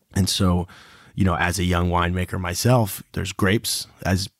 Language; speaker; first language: English; native; English